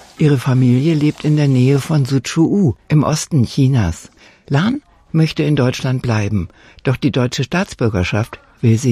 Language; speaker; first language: German; native; German